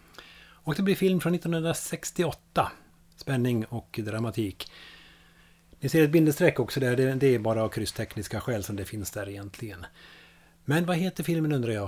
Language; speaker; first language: Swedish; native; Swedish